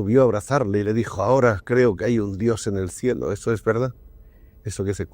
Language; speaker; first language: Spanish; native; Spanish